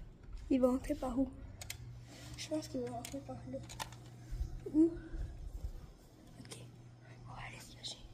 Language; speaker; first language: French; native; French